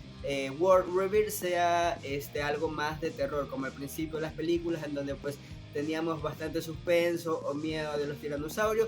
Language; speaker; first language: Spanish; native; Spanish